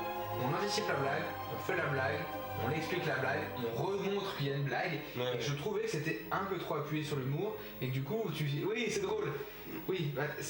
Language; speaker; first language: French; native; French